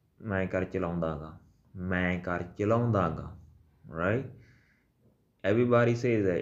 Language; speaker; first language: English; non-native, local second language; Punjabi